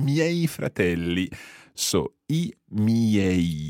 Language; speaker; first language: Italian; non-native, fluent; English